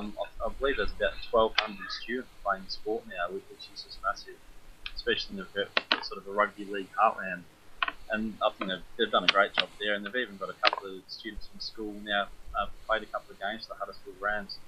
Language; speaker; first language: English; native; English